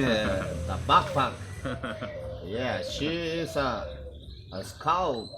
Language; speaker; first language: English; non-native, learner; Spanish